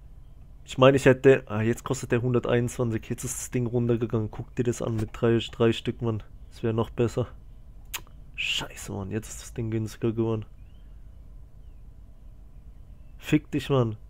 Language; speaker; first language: German; native; German